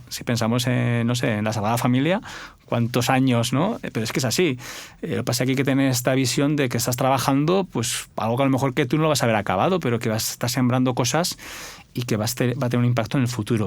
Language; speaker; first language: Spanish; native; Spanish